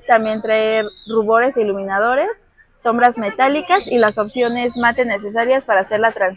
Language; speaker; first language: Spanish; native; Spanish